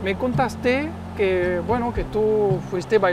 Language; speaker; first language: Spanish; native; Spanish